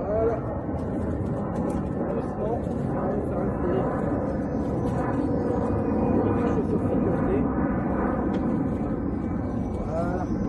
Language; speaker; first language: French; native; French